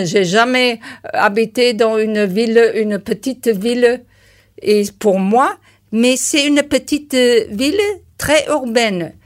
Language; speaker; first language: French; non-native, learner; German